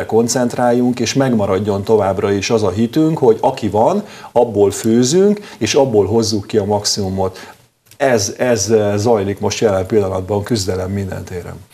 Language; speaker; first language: Hungarian; native; Hungarian